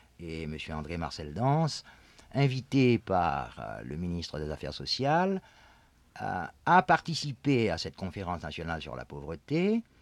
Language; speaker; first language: French; native; French